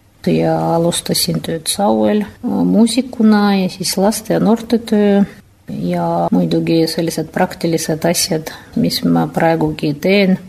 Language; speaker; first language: Estonian; non-native, fluent; Russian